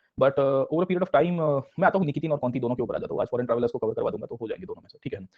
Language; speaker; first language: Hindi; non-native, local second language; Gujarati